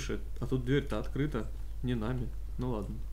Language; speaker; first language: Russian; native; Russian